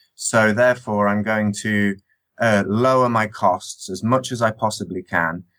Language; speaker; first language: English; native; English